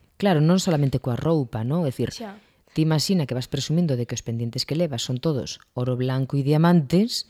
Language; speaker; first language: Galician; non-native, local second language; Spanish